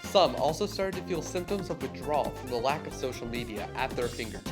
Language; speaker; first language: English; native; English